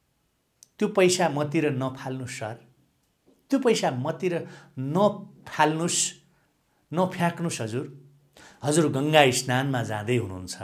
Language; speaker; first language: Nepali; native; Nepali